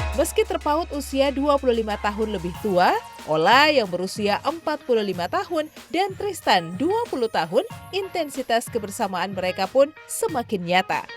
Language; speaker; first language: Indonesian; native; Indonesian